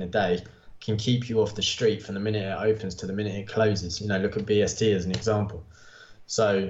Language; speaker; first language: English; native; English